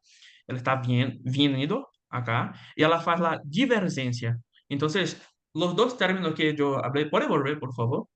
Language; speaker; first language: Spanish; non-native, learner; Portuguese